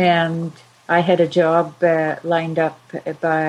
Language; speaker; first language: English; native; English